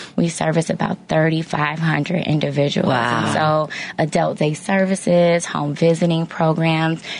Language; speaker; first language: English; native; English